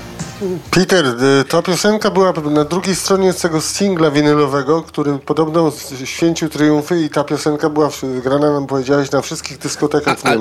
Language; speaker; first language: Polish; native; Polish